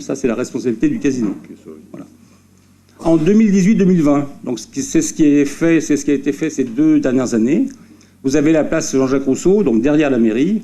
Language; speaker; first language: French; native; French